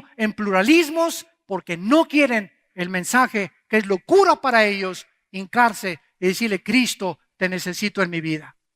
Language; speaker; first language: Spanish; native; Spanish